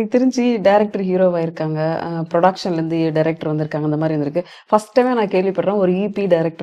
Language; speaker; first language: Tamil; native; Tamil